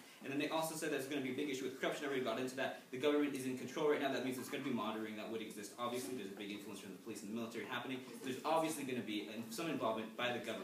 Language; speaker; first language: English; native; English